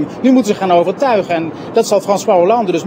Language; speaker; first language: Dutch; native; Dutch